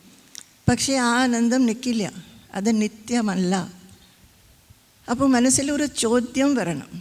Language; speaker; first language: Malayalam; non-native, fluent; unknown